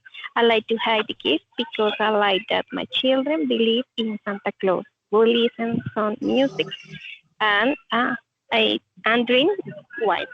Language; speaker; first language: English; non-native, learner; Spanish